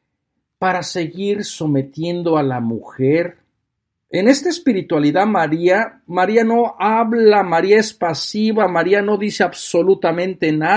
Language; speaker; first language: Spanish; native; Spanish